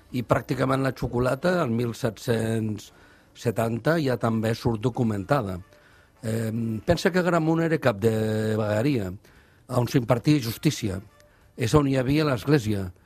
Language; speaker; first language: Catalan; native; Catalan